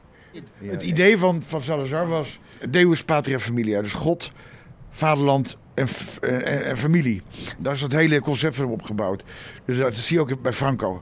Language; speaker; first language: Dutch; native; Dutch